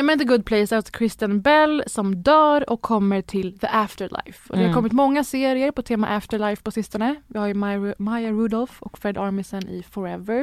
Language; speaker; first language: Swedish; native; Swedish